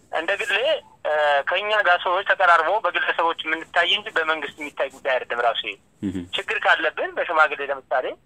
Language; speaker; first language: Amharic; native; Amharic